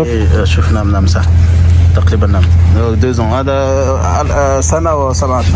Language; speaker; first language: Arabic; non-native, learner; French